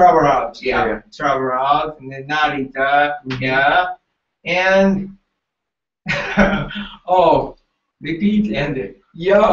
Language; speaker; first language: English; non-native, learner; Japanese